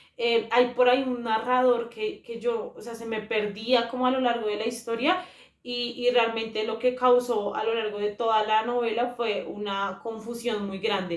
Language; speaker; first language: Spanish; native; Spanish